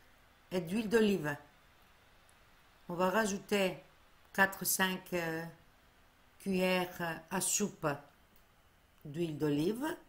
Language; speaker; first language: French; non-native, fluent; Greek